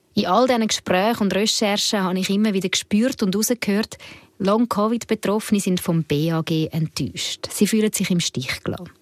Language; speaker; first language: German; native; German